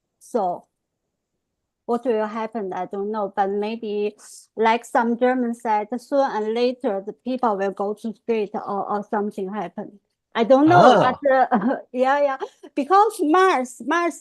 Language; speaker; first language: English; non-native, fluent; Chinese